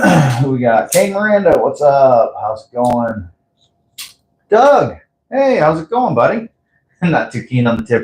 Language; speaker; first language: English; native; English